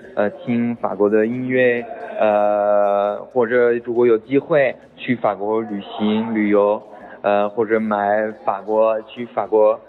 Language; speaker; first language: Chinese; non-native, fluent; French